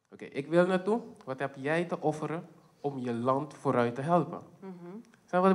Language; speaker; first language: Dutch; non-native, local second language; Papiamento